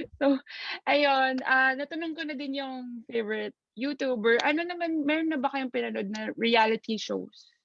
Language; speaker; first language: Filipino; native; Filipino